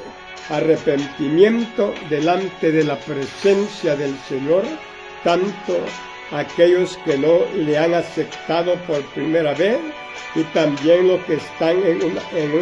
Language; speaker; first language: Spanish; native; Spanish